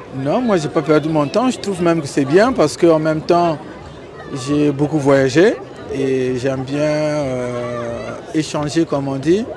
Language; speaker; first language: French; non-native, local second language; Lingala